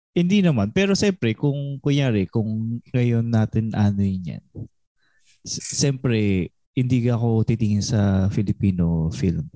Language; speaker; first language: Filipino; native; Filipino